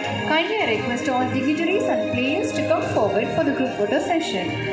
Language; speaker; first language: English; non-native, local second language; Tamil